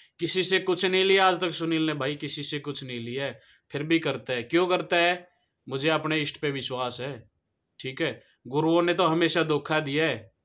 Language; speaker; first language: Hindi; native; Hindi